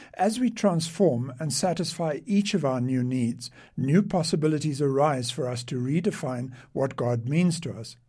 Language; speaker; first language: English; native; English